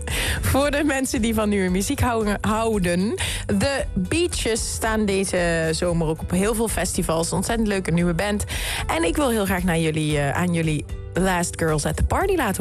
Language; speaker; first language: Dutch; native; Dutch